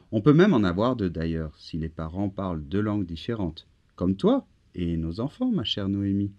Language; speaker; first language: French; native; French